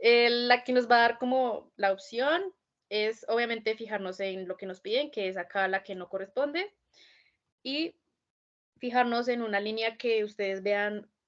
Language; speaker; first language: Spanish; native; Spanish